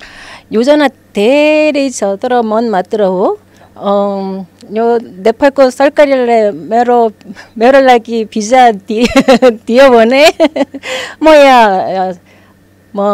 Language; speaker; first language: Nepali; non-native, learner; Korean